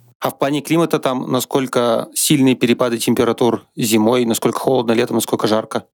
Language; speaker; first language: Russian; native; Russian